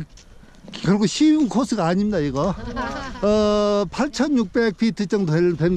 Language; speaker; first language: Korean; native; Korean